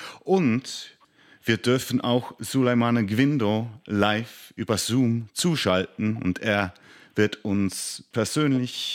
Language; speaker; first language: German; native; German